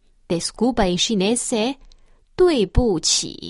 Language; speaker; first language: Portuguese; non-native, fluent; Chinese